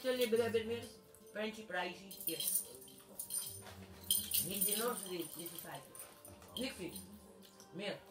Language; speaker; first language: German; non-native, learner; Filipino